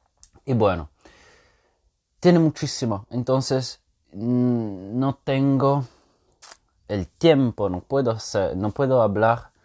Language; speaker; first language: Spanish; non-native, fluent; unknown